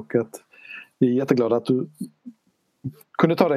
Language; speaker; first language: Swedish; native; Swedish